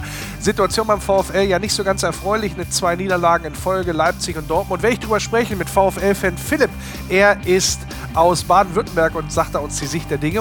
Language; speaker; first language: German; native; German